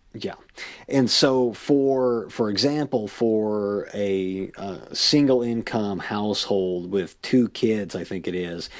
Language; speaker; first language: English; native; English